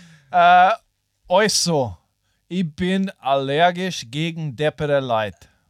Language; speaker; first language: German; non-native, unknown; English